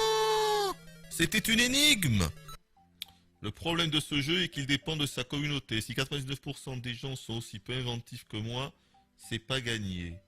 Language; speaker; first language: French; native; French